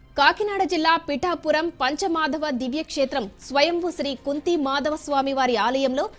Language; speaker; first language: Telugu; native; Telugu